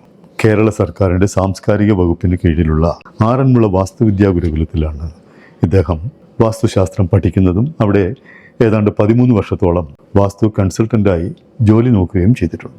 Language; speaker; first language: Malayalam; native; Malayalam